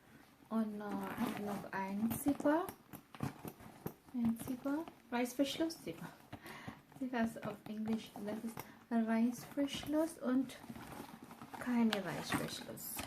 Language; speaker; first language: German; non-native, learner; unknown